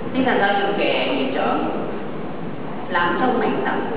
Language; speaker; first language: Chinese; non-native, fluent; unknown